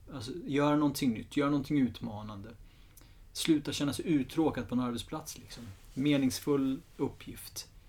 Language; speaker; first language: Swedish; early bilingual, other home language; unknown